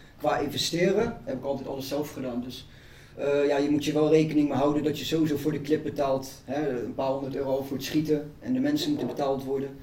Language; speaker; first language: Dutch; native; Dutch